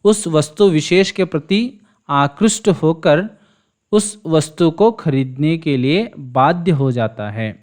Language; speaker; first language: Hindi; non-native, local second language; Kannada